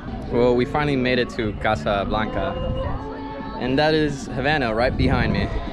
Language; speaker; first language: English; native; English